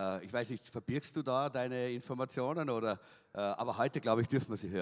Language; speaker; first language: German; native; German